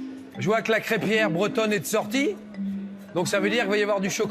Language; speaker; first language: French; native; French